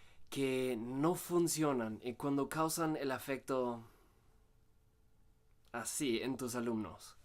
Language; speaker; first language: Spanish; non-native, fluent; English